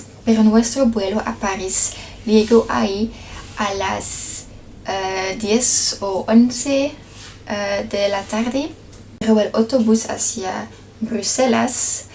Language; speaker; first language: Spanish; non-native, learner; Dutch